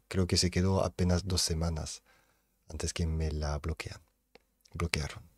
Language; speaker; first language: Spanish; non-native, fluent; French